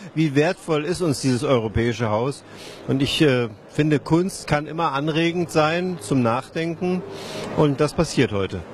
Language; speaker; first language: German; native; German